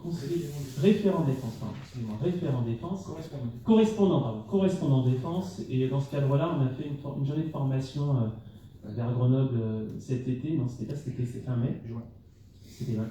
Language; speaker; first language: French; native; French